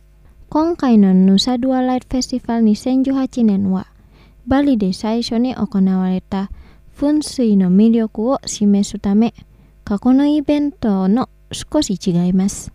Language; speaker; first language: Japanese; non-native, fluent; Indonesian